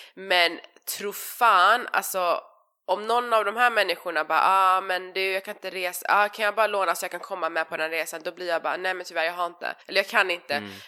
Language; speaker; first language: Swedish; early bilingual, other home language; Persian